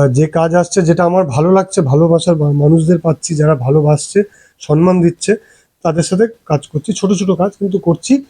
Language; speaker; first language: Bangla; early bilingual, heritage; Bangla